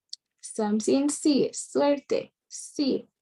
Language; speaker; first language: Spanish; non-native, fluent; English